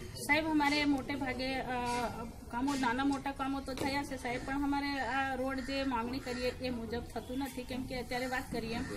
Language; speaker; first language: Gujarati; native; Gujarati